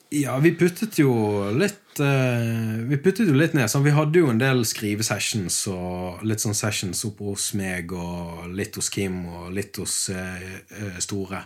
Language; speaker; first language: Norwegian; native; Norwegian